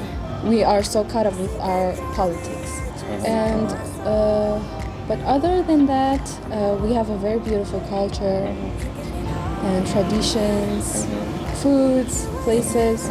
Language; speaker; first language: English; non-native, fluent; Persian